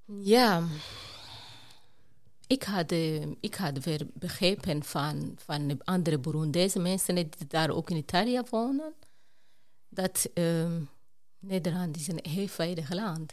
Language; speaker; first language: Dutch; non-native, fluent; Rundi